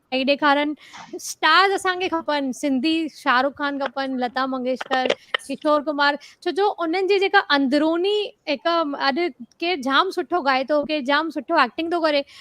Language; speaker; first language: Sindhi; early bilingual, heritage; Sindhi